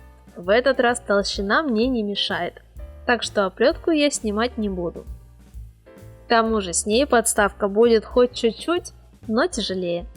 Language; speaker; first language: Russian; native; Russian